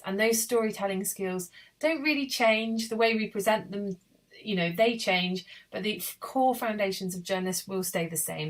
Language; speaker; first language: English; native; English